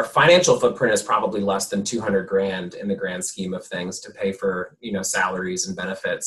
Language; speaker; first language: English; native; English